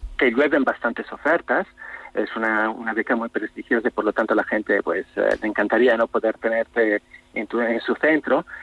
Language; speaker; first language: Spanish; non-native, fluent; Italian